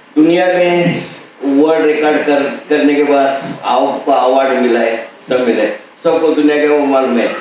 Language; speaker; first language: Hindi; non-native, local second language; Marathi